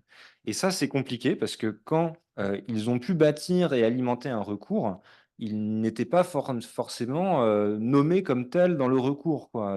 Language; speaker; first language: French; native; French